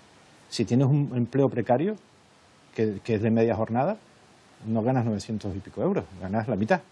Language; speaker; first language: Spanish; native; Spanish